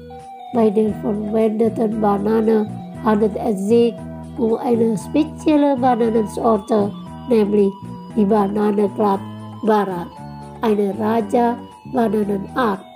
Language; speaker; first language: German; non-native, fluent; Indonesian